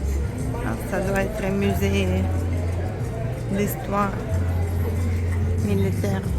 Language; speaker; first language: French; non-native, learner; Russian